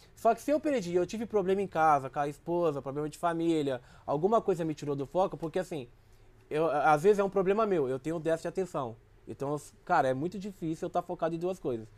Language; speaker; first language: Portuguese; native; Portuguese